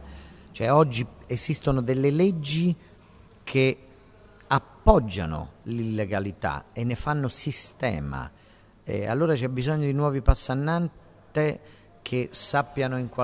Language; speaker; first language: Italian; native; Italian